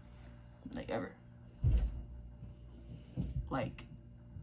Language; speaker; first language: English; native; English